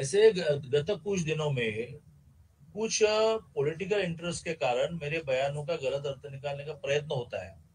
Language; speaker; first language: Hindi; non-native, local second language; Marathi